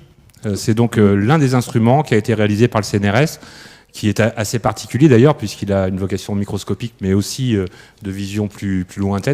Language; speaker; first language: French; native; French